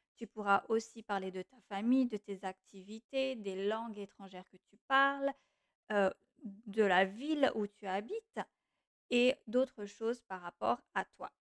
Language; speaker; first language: French; non-native, fluent; Portuguese